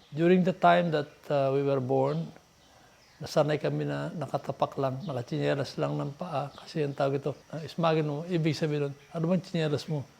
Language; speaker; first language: Filipino; non-native, local second language; Iloko